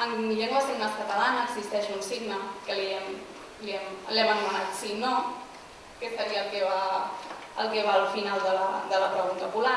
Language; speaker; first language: Catalan; native; Catalan